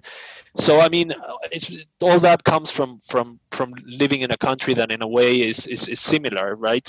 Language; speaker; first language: English; non-native, fluent; Spanish